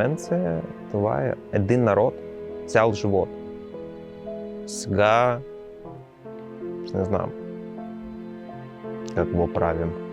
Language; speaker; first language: Bulgarian; non-native, learner; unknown